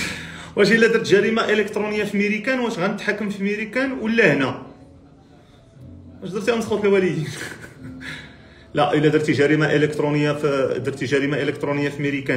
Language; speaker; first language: Arabic; native; Arabic